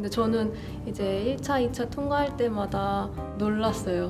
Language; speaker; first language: Korean; native; Korean